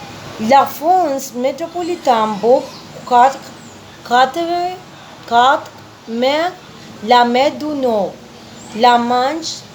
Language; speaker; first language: French; non-native, learner; Spanish